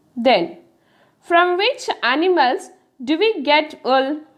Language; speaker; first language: English; non-native, local second language; Tamil